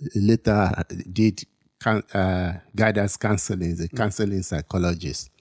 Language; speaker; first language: English; non-native, local second language; Yoruba